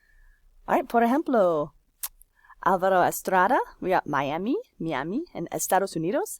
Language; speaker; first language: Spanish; non-native, fluent; English